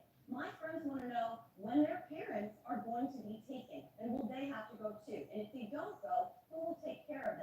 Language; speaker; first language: English; native; English